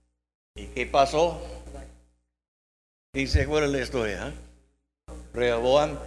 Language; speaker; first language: Spanish; non-native, learner; English